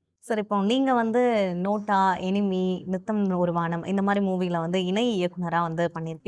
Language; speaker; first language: Tamil; native; Tamil